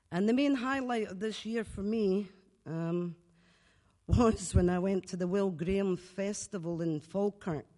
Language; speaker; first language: English; native; English